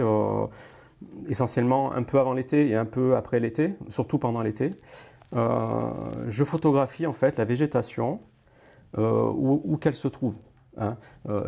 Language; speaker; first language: French; native; French